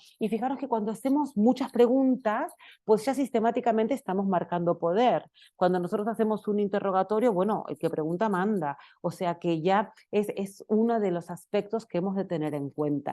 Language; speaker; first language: Spanish; native; Spanish